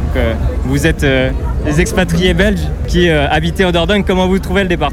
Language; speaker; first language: French; native; French